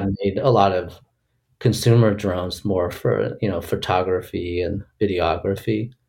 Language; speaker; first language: English; early bilingual, other home language; Chinese